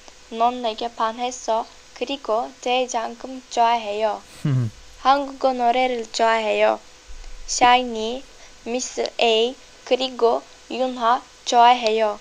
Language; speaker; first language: Korean; non-native, learner; Turkish